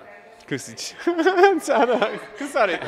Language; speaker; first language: Nepali; non-native, learner; English